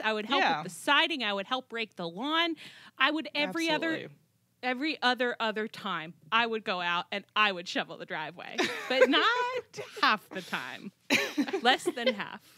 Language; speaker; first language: English; native; English